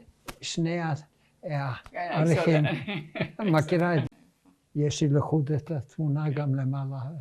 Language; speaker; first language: Hebrew; early bilingual, other home language; Hungarian